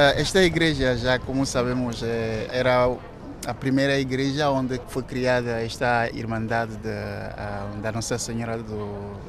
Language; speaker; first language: Portuguese; non-native, fluent; Ewe